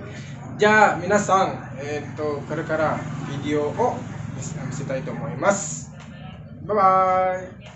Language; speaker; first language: Japanese; non-native, fluent; Indonesian